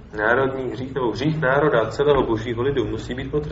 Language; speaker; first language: Czech; native; Czech